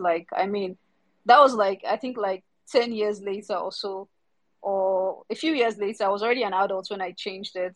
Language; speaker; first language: English; non-native, local second language; Yoruba